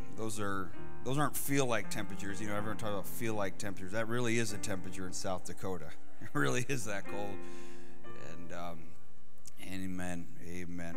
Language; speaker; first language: English; native; English